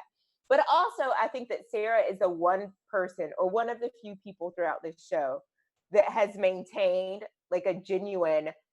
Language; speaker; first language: English; native; English